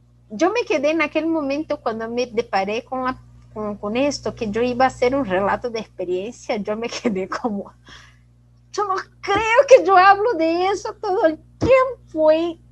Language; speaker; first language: Spanish; non-native, fluent; Portuguese